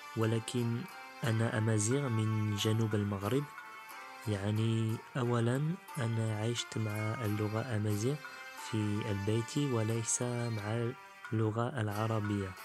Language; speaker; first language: Arabic; non-native, learner; Tachelhit